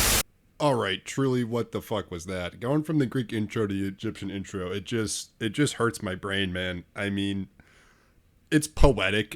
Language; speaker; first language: English; native; English